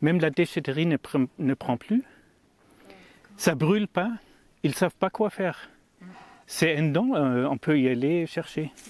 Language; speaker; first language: French; non-native, learner; German